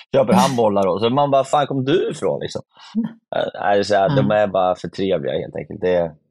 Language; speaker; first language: Swedish; native; Swedish